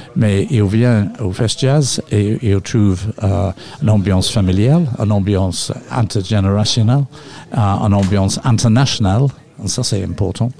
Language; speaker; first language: French; non-native, fluent; English